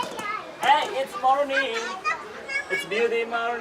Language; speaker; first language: English; non-native, learner; Indonesian